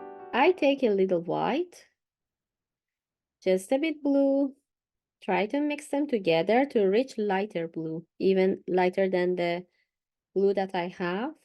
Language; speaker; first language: English; non-native, fluent; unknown